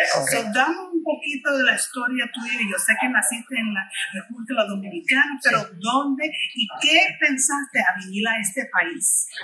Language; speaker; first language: Spanish; early bilingual, heritage; Spanish